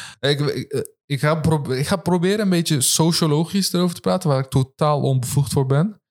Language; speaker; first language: Dutch; early bilingual, other home language; Turkish